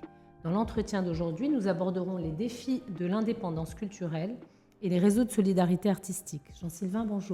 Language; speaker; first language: French; non-native, local second language; Arabic